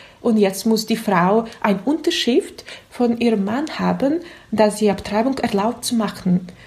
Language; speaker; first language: German; non-native, learner; Russian